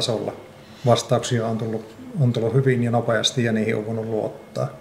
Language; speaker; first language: Finnish; native; Finnish